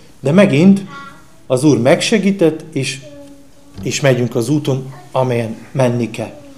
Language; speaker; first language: Hungarian; non-native, fluent; Slovenian